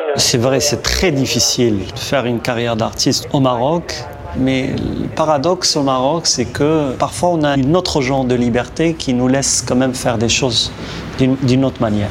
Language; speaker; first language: French; non-native, local second language; Arabic